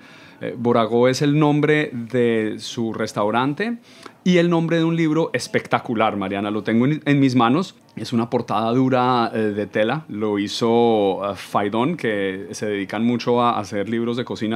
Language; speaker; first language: Spanish; native; Spanish